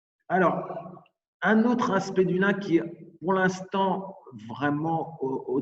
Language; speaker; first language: French; native; French